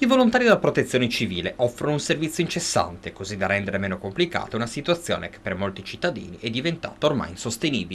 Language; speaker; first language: Italian; native; Italian